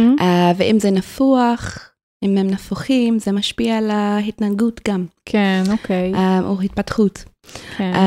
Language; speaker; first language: Hebrew; non-native, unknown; English